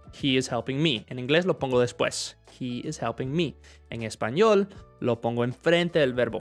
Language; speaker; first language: Spanish; non-native, fluent; English